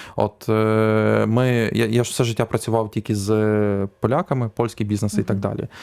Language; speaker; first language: Ukrainian; native; Ukrainian